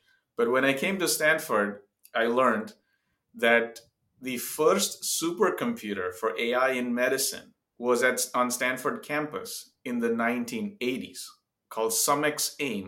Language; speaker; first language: English; non-native, local second language; Gujarati